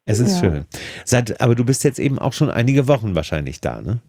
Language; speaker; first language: German; native; German